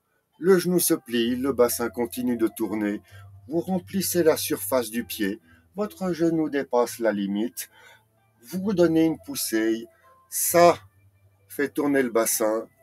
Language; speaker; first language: French; native; French